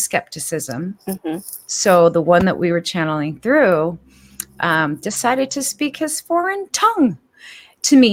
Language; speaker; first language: English; native; English